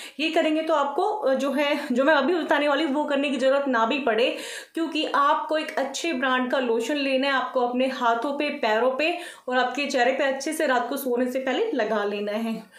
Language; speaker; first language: Hindi; native; Hindi